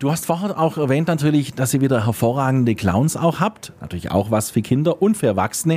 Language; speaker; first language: German; native; German